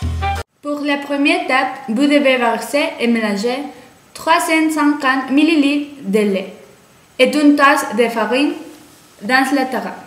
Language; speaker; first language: French; non-native, learner; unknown